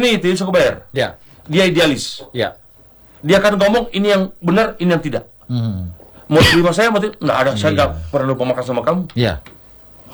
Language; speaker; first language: Indonesian; native; Indonesian